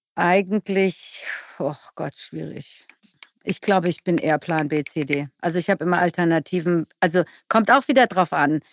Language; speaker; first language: German; early bilingual, other home language; Persian